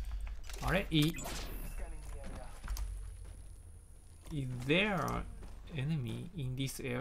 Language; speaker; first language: English; non-native, learner; Japanese